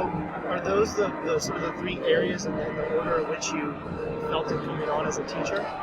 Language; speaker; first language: English; native; English